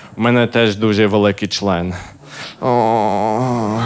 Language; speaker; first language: Ukrainian; non-native, fluent; English